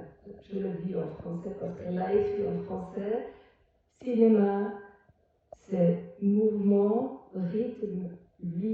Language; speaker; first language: French; non-native, fluent; Portuguese